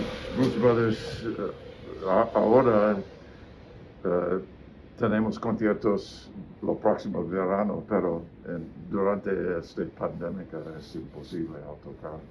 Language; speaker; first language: Spanish; non-native, learner; English